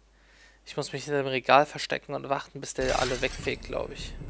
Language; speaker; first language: German; native; German